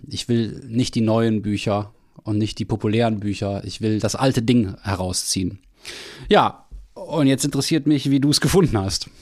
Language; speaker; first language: German; native; German